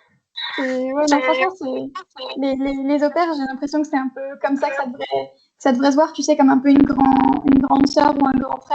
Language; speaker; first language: French; native; French